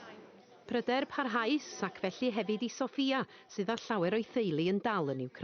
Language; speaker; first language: Welsh; native; Welsh